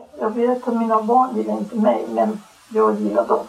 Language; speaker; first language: Swedish; non-native, learner; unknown